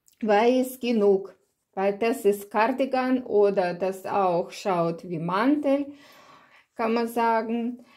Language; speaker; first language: German; non-native, learner; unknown